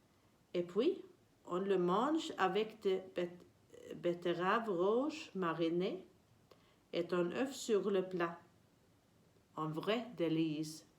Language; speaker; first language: French; non-native, learner; Swedish